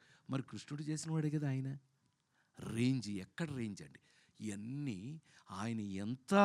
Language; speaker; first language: Telugu; native; Telugu